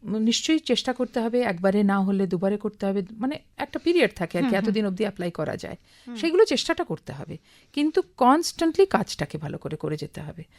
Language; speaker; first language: Bangla; native; Bangla